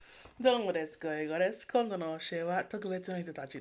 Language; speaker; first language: Japanese; non-native, learner; English